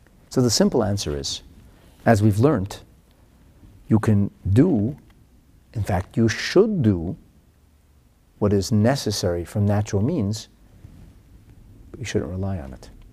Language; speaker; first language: English; early bilingual, other home language; German